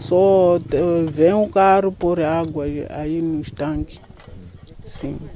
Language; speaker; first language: Portuguese; non-native, local second language; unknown